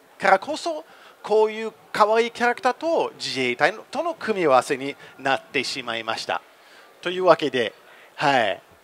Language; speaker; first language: Japanese; non-native, fluent; English